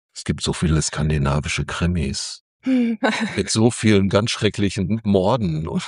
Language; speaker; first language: German; native; German